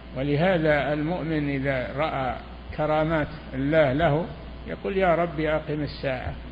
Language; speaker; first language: Arabic; native; Arabic